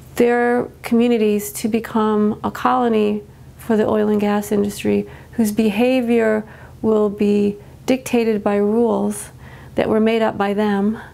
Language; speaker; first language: English; native; English